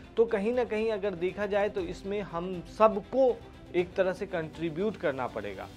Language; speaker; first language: Hindi; native; Hindi